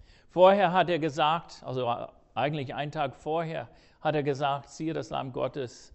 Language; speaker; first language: German; non-native, fluent; English